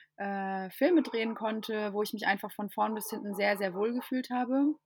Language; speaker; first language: German; non-native, fluent; English